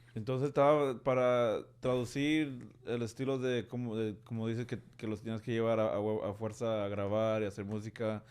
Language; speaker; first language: Spanish; early bilingual, heritage; Spanish